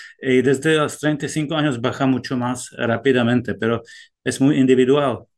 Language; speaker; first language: Spanish; non-native, fluent; Czech